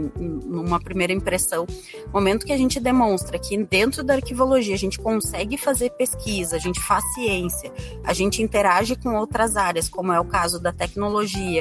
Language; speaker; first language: Portuguese; native; Portuguese